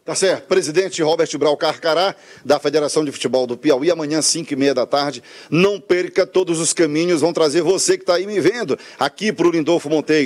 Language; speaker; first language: Portuguese; native; Portuguese